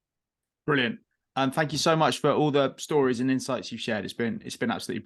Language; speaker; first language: English; native; English